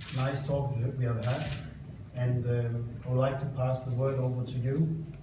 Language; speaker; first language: English; non-native, fluent; Danish